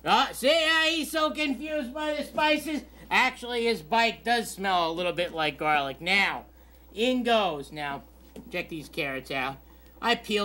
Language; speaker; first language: English; native; English